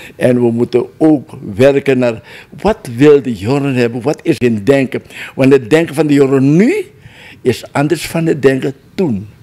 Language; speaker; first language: Dutch; non-native, local second language; Javanese